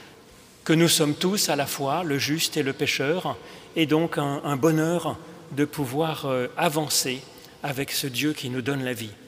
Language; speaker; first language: French; native; French